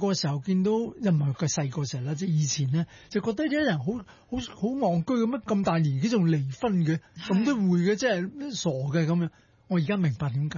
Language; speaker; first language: Cantonese; native; Cantonese